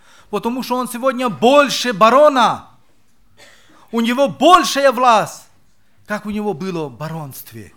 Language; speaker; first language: Russian; non-native, local second language; Romany